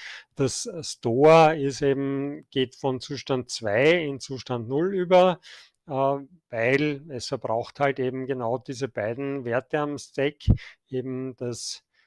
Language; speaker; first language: German; native; German